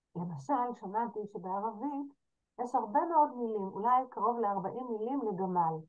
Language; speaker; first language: Hebrew; native; Hebrew